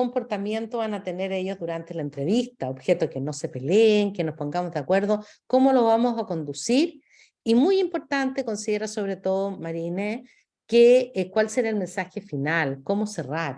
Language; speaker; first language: Spanish; native; Spanish